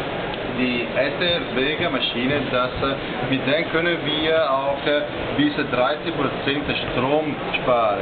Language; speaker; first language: German; non-native, learner; Italian